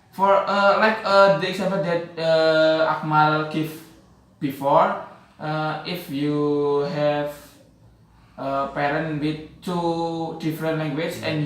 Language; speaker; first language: English; non-native, learner; Javanese